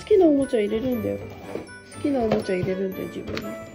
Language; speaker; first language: Japanese; native; Japanese